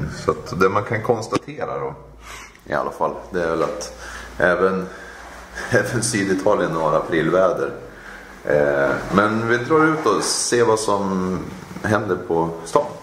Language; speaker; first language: Swedish; native; Swedish